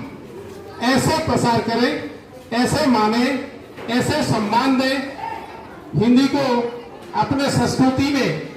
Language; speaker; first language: Hindi; non-native, local second language; Odia